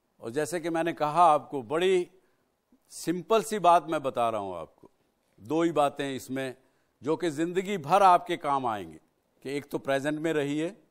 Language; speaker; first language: Hindi; native; Hindi